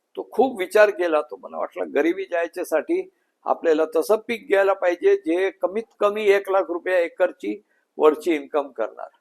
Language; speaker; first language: Marathi; non-native, local second language; Gujarati